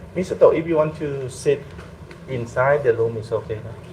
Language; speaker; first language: English; non-native, learner; Thai